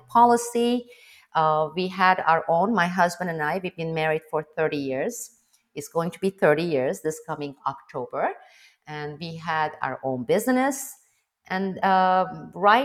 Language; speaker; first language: English; non-native, fluent; Turkish